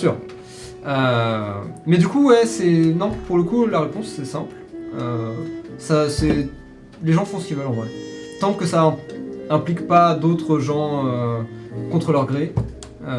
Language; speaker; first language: French; native; French